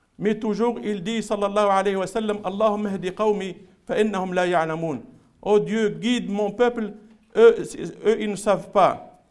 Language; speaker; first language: French; non-native, local second language; Arabic